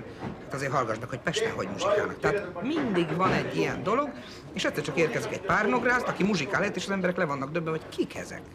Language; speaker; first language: Hungarian; native; Hungarian